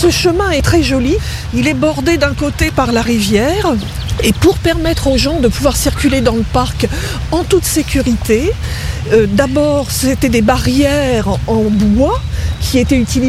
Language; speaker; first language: French; native; French